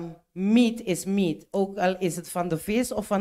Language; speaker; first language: Dutch; non-native, learner; Papiamento